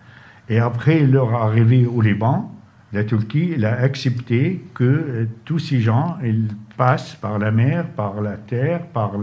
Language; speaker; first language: French; non-native, fluent; Arabic